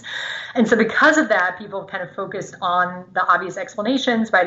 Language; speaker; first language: English; non-native, fluent; German